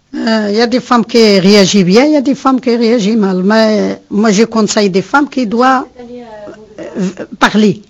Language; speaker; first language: French; non-native, learner; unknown